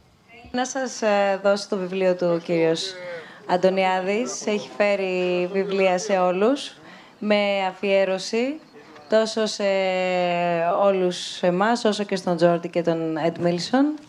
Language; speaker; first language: Greek; native; Greek